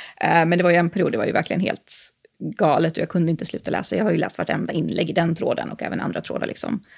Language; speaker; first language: Swedish; native; Swedish